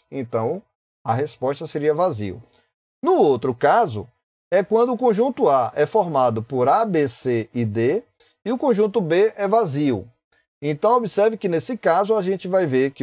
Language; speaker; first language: Portuguese; native; Portuguese